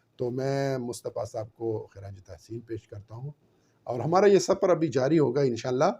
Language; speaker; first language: Urdu; non-native, local second language; Pashto